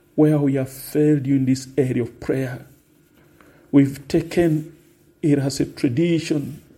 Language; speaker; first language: English; non-native, local second language; Swahili